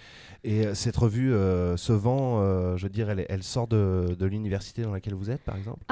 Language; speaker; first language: French; native; French